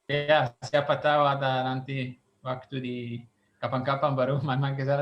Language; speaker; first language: Indonesian; non-native, fluent; Swiss German